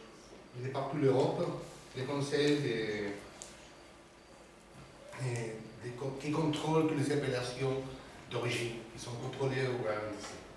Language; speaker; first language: French; non-native, learner; Spanish